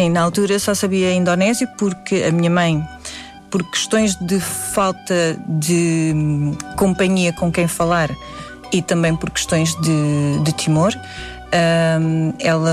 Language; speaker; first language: Portuguese; early bilingual, other home language; Indonesian